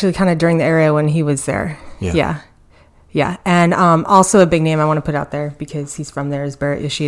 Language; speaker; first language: English; native; English